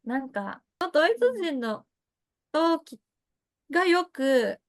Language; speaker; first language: Japanese; early bilingual, other home language; Chinese